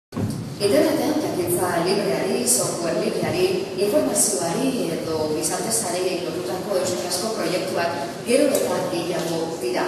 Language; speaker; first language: Basque; native; Basque